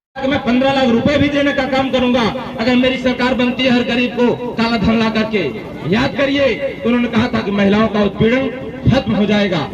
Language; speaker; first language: Hindi; native; Hindi